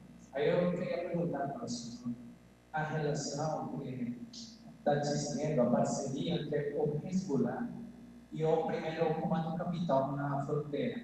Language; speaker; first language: Portuguese; non-native, fluent; Spanish